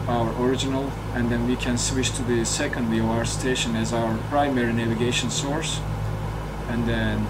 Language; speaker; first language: English; non-native, fluent; Turkish